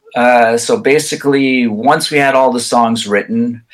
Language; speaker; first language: English; native; English